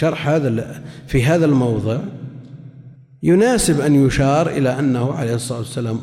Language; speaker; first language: Arabic; native; Arabic